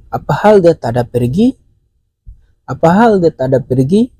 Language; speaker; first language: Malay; non-native, learner; Bangla